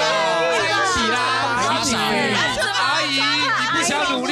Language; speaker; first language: Chinese; native; Chinese